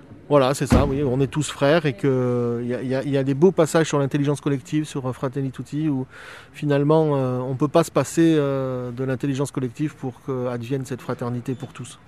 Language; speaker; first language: French; native; French